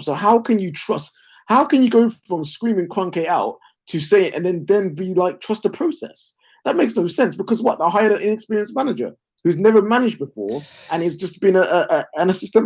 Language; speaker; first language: English; native; English